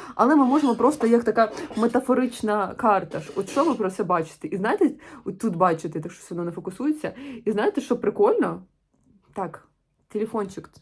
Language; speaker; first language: Ukrainian; non-native, local second language; Russian